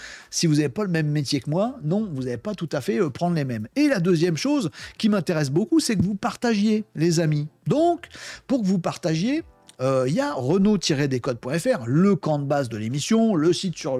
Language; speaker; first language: French; native; French